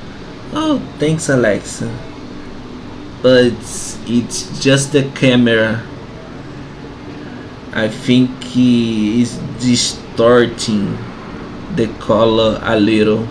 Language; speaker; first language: English; non-native, fluent; Portuguese